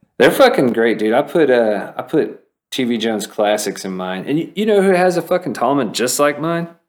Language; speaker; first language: English; native; English